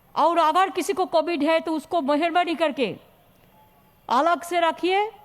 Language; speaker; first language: Hindi; non-native, local second language; Bangla